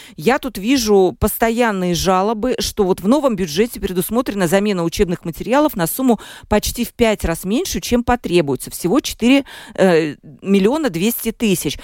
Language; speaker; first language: Russian; native; Russian